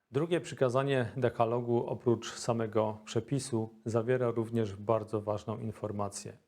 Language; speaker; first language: Polish; native; Polish